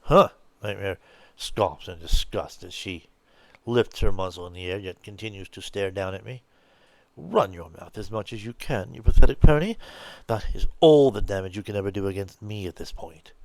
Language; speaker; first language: English; native; English